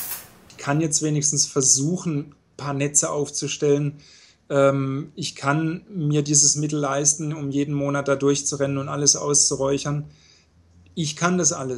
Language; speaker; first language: German; native; German